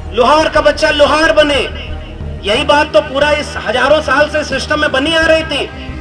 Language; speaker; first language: Hindi; native; Hindi